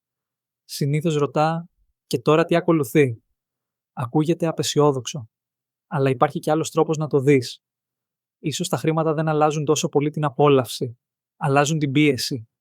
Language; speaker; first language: Greek; native; Greek